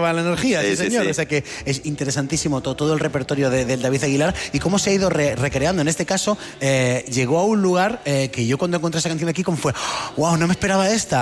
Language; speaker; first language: Spanish; native; Spanish